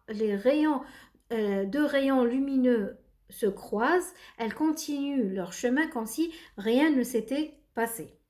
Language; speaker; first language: French; non-native, local second language; Arabic